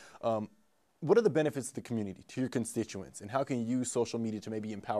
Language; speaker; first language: English; native; English